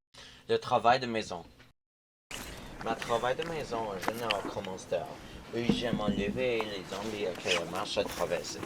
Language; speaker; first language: French; non-native, learner; English